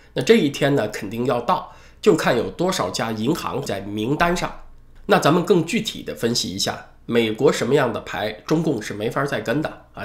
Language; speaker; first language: Chinese; native; Chinese